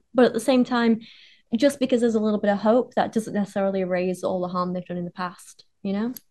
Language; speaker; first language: English; native; English